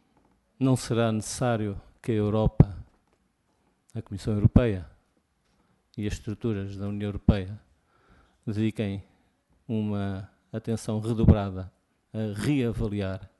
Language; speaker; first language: Portuguese; native; Portuguese